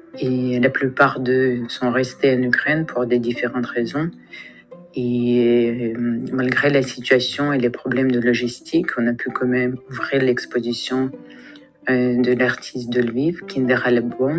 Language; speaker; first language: French; non-native, fluent; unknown